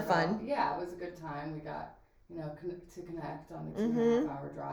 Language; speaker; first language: English; native; English